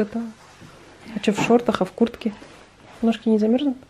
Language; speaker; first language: Russian; native; Russian